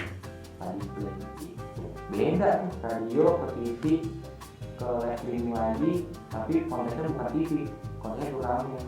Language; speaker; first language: Indonesian; native; Indonesian